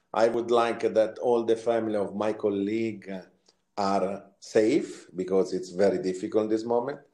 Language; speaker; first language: English; non-native, fluent; Italian